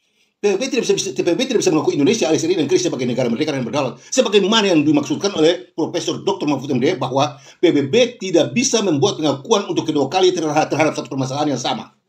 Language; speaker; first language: Indonesian; native; Indonesian